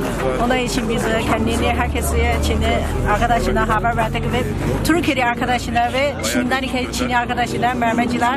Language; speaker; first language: Turkish; non-native, learner; Chinese